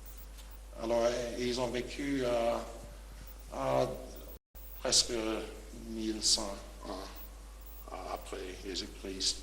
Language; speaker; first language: French; non-native, fluent; English